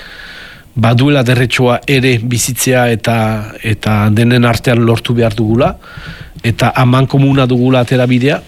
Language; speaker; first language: Basque; native; Basque